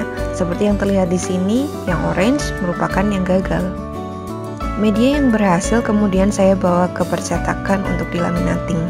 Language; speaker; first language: Indonesian; native; Indonesian